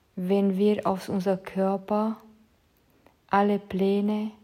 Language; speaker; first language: German; non-native, fluent; Hungarian